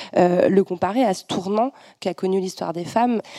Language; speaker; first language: French; native; French